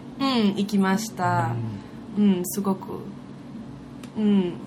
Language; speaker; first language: Japanese; non-native, learner; German